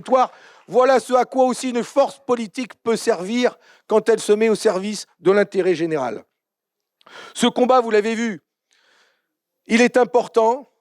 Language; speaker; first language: French; native; French